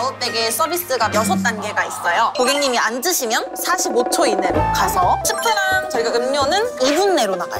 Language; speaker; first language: Korean; native; Korean